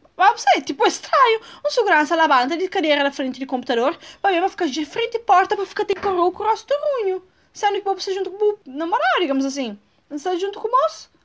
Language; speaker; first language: Portuguese; non-native, local second language; Kabuverdianu